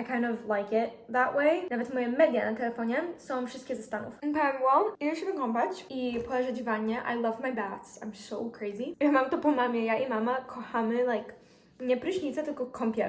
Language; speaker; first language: Polish; early bilingual, heritage; Polish